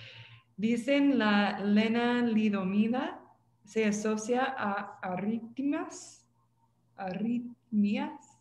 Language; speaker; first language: Spanish; non-native, fluent; English